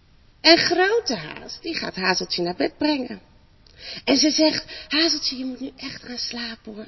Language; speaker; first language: Dutch; native; Dutch